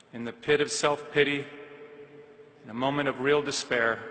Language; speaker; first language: English; native; English